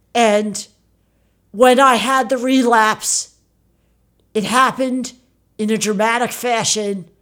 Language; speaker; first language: English; early bilingual, other home language; Italian